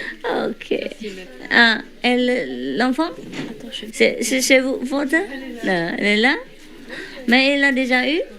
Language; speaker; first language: French; non-native, learner; Vietnamese